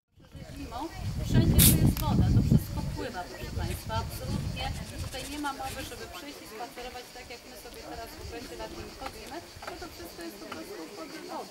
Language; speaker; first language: Polish; native; Polish